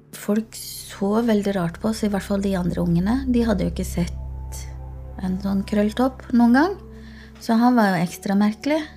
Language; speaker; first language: Norwegian; early bilingual, other home language; Portuguese